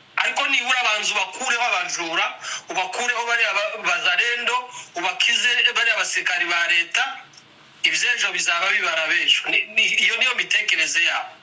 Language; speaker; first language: Kinyarwanda; native; Kinyarwanda